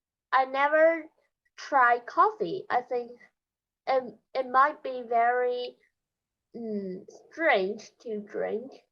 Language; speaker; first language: English; non-native, learner; Chinese